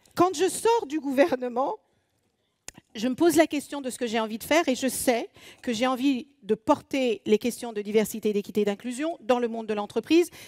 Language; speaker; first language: French; native; French